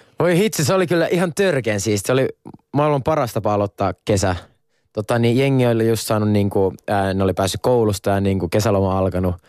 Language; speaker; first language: Finnish; non-native, local second language; Swedish